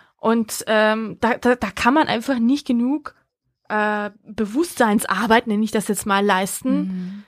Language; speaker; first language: German; early bilingual, other home language; Georgian